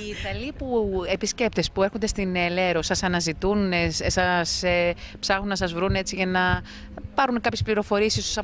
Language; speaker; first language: Greek; native; Greek